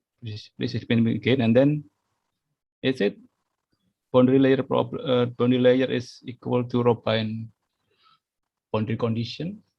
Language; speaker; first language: English; non-native, fluent; Indonesian